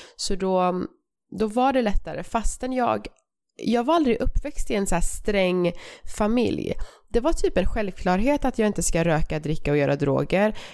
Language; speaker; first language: Swedish; early bilingual, other home language; Persian